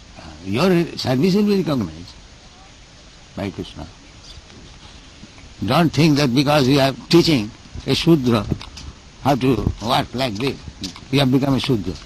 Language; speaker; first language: English; non-native, local second language; Bangla